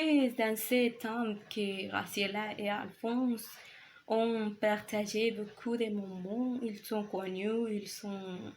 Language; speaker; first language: French; non-native, learner; Spanish